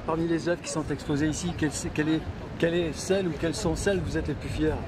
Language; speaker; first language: French; native; French